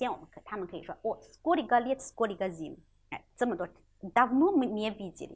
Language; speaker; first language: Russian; non-native, fluent; Chinese